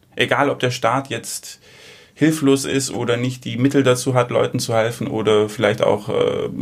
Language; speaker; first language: German; early bilingual, other home language; Greek